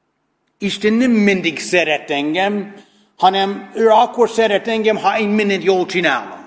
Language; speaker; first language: Hungarian; non-native, fluent; English